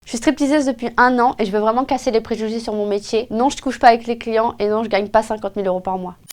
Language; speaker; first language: French; native; French